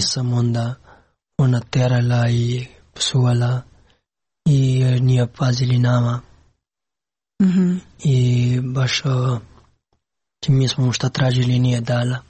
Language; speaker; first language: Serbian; non-native, learner; Pashto